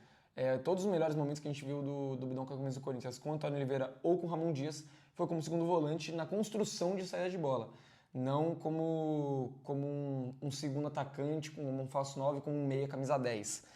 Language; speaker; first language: Portuguese; native; Portuguese